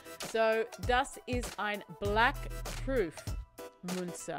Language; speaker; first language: German; non-native, learner; English